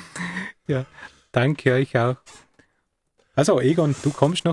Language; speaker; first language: German; native; German